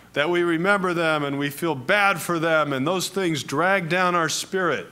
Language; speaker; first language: English; native; English